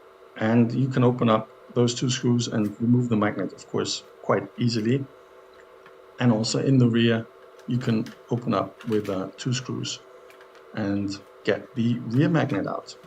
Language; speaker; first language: English; non-native, fluent; German